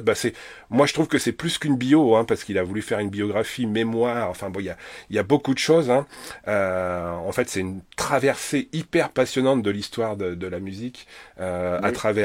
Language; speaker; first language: French; native; French